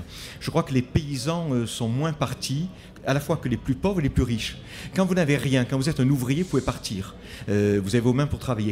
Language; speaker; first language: French; native; French